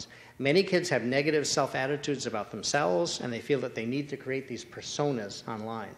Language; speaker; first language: English; native; English